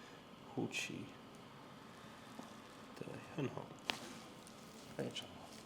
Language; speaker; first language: Chinese; non-native, fluent; English